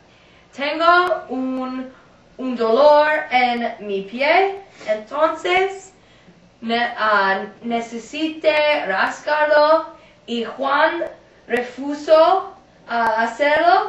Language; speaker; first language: Spanish; non-native, learner; English